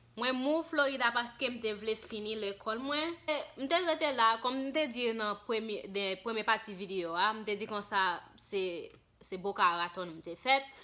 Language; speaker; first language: Haitian Creole; early bilingual, heritage; Haitian Creole